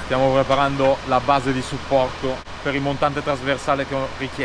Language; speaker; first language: Italian; native; Italian